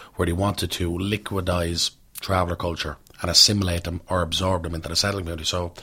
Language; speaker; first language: English; native; English